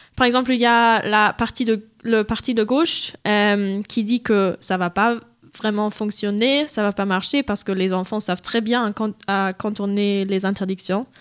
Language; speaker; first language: French; non-native, fluent; German